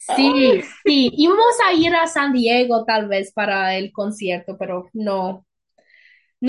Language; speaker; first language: Spanish; non-native, learner; English